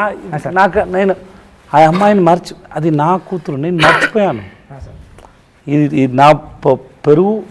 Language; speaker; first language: Telugu; non-native, learner; Tamil